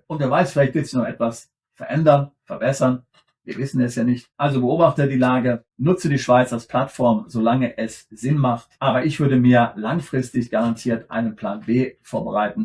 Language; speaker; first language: German; native; German